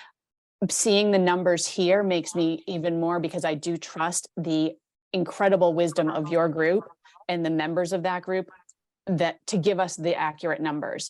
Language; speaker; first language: English; native; English